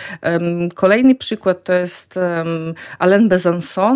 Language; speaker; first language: Polish; non-native, fluent; Ukrainian